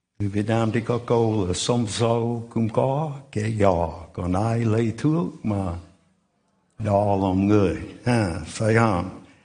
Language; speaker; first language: Vietnamese; non-native, fluent; English